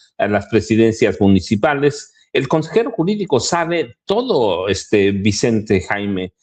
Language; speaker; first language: Spanish; native; Spanish